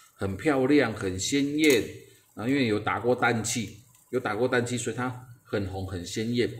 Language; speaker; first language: Chinese; native; Chinese